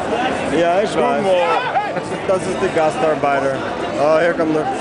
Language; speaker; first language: German; non-native, learner; English